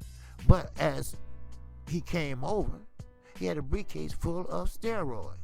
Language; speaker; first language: English; native; English